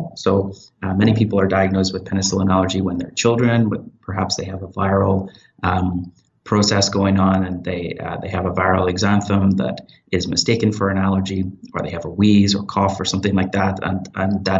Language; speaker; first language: English; native; English